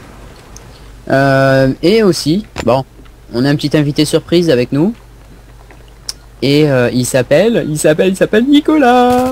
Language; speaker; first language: French; native; French